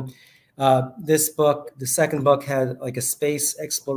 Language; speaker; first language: English; native; English